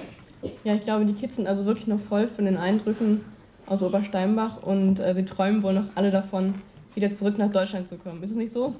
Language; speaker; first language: German; native; German